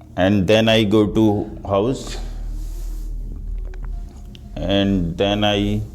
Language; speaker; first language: English; non-native, learner; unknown